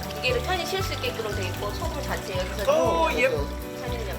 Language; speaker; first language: Korean; native; Korean